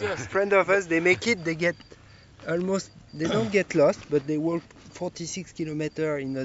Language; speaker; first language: English; non-native, learner; French